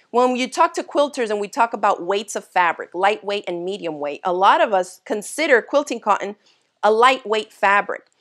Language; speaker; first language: English; native; English